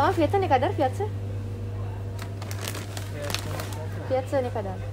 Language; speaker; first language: Turkish; non-native, learner; Indonesian